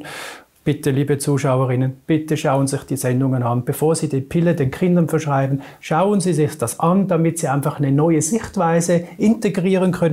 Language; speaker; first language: German; native; German